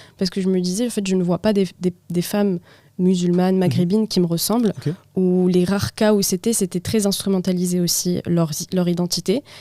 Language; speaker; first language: French; non-native, local second language; Arabic